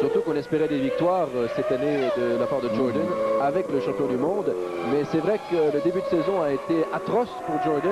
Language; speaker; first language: French; native; French